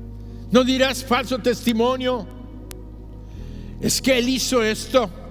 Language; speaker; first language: Spanish; native; Spanish